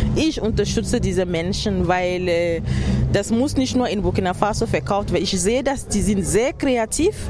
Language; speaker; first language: German; non-native, learner; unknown